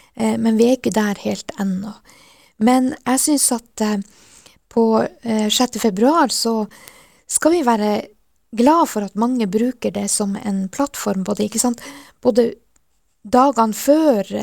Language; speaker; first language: Norwegian; non-native, local second language; Northern Sami